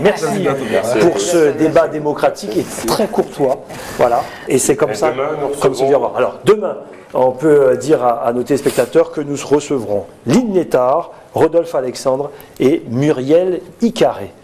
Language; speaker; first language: French; native; French